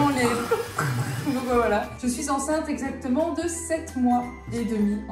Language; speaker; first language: French; native; French